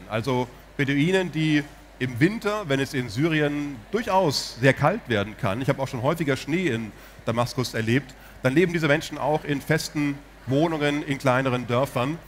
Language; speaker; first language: German; native; German